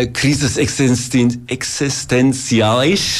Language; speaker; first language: Portuguese; non-native, learner; German